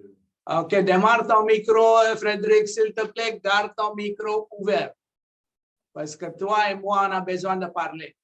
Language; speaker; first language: French; non-native, local second language; English